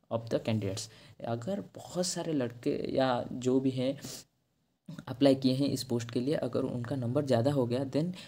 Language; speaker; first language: Hindi; non-native, local second language; Odia